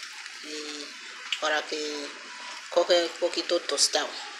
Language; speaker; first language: Spanish; non-native, learner; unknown